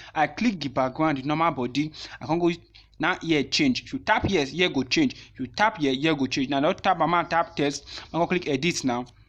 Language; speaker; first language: Nigerian Pidgin; non-native, local second language; Yoruba